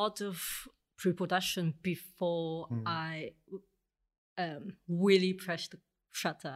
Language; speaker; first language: English; non-native, local second language; Cantonese